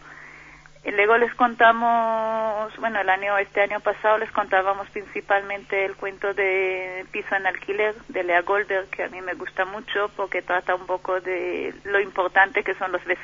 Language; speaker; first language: Spanish; non-native, fluent; Hebrew